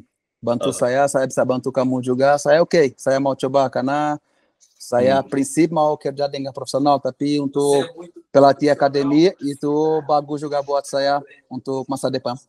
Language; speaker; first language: Indonesian; non-native, fluent; Portuguese